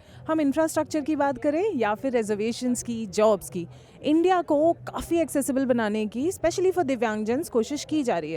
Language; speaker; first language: Hindi; native; Hindi